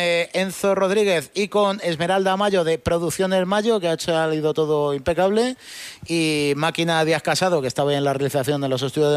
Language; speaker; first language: Spanish; native; Spanish